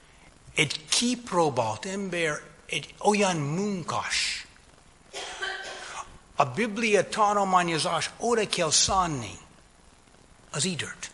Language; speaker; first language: Hungarian; non-native, fluent; English